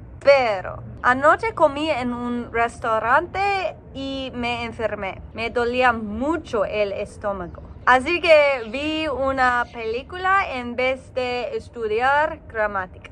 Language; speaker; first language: Spanish; non-native, learner; English